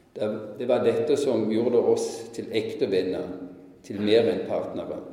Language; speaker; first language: Norwegian; non-native, fluent; German